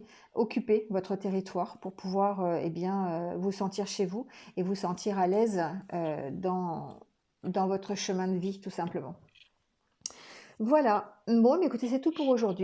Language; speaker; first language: French; native; French